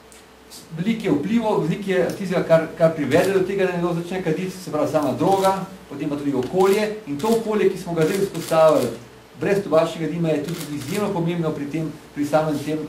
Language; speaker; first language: Slovenian; native; Slovenian